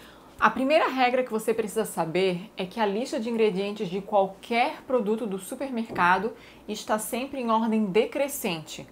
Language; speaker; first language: Portuguese; native; Portuguese